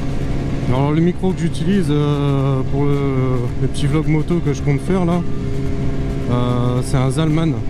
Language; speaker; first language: French; native; French